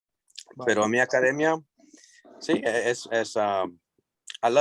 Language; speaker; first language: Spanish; early bilingual, heritage; English